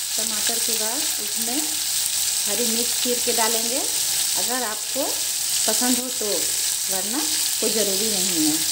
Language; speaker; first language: Hindi; non-native, local second language; Bangla